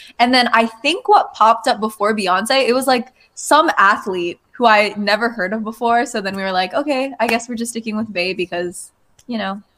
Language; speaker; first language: English; native; English